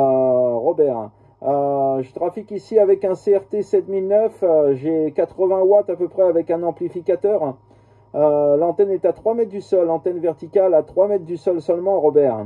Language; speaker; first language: French; native; French